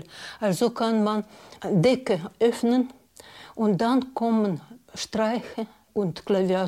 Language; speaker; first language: German; non-native, learner; Russian